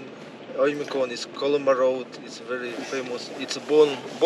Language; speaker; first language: English; non-native, learner; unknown